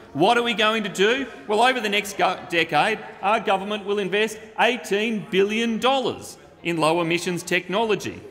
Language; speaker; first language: English; native; English